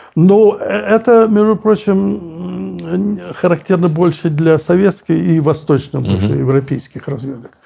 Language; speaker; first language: Russian; native; Russian